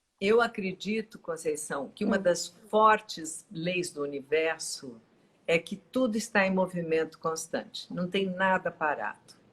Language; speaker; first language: Portuguese; native; Portuguese